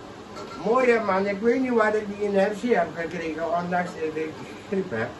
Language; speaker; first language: Dutch; non-native, local second language; Caribbean Hindustani